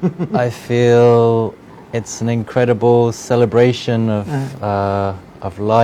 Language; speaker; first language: English; non-native, fluent; French